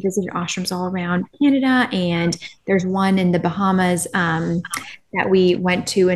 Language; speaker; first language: English; native; English